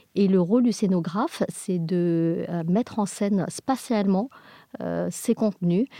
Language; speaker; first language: French; non-native, fluent; English